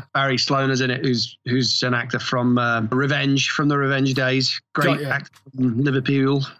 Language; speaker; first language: English; native; English